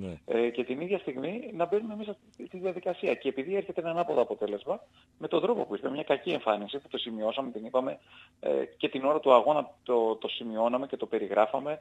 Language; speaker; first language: Greek; native; Greek